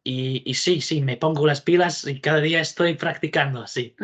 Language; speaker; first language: Spanish; non-native, fluent; English